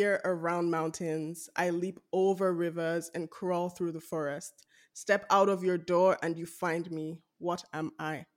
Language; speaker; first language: English; non-native, local second language; Yoruba